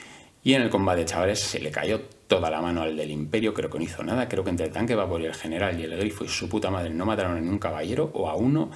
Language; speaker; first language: Spanish; native; Spanish